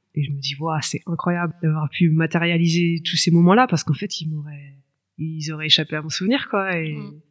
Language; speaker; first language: French; native; French